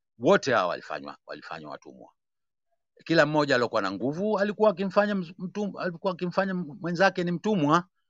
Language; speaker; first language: Swahili; native; Swahili